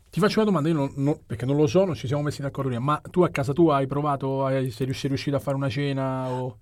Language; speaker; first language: Italian; native; Italian